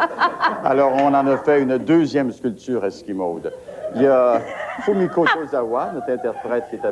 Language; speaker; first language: French; native; French